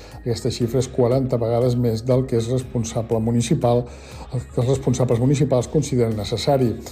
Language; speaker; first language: Catalan; native; Catalan